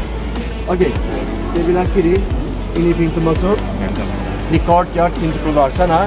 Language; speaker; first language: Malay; non-native, learner; Turkish